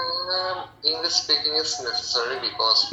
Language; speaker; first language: English; non-native, local second language; Bangla